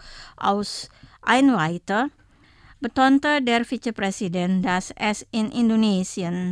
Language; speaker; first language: German; non-native, fluent; Indonesian